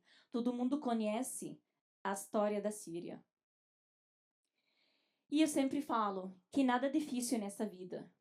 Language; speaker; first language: Portuguese; non-native, fluent; Arabic